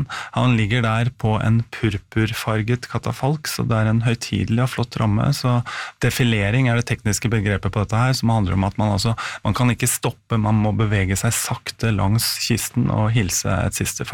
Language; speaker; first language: Norwegian; native; Norwegian